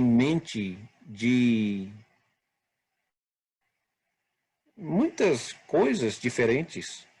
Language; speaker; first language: Portuguese; non-native, fluent; English